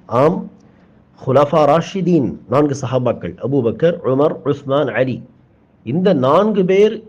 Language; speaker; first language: Tamil; native; Tamil